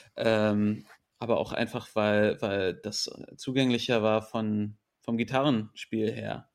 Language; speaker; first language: German; native; German